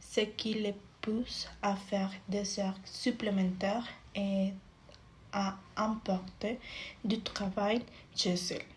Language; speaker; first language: French; non-native, fluent; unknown